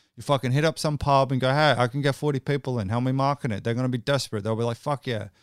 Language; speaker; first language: English; native; English